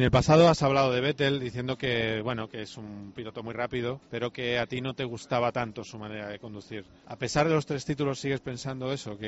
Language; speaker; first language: Spanish; native; Spanish